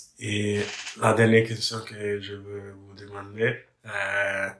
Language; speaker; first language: French; non-native, learner; English